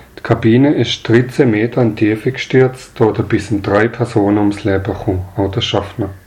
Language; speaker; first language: German; native; German